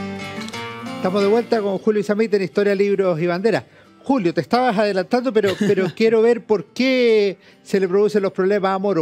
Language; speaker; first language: Spanish; native; Spanish